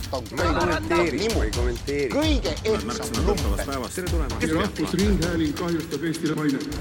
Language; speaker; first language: Estonian; native; Estonian